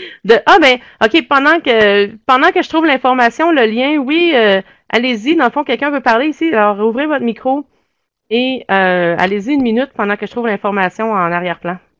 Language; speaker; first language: French; native; French